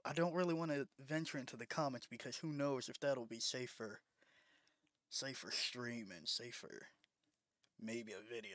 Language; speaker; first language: English; native; English